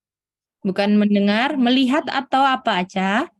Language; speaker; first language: Indonesian; native; Indonesian